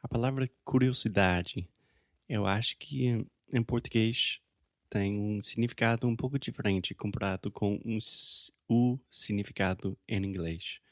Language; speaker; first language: Portuguese; non-native, fluent; English